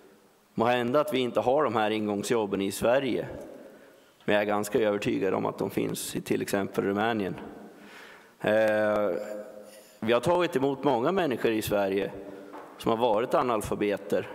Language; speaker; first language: Swedish; native; Swedish